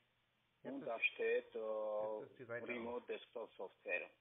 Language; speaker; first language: German; non-native, learner; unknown